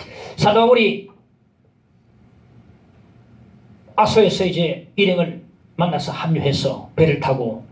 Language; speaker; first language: Korean; native; Korean